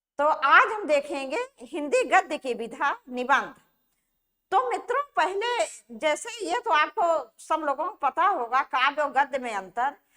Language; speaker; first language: Hindi; native; Hindi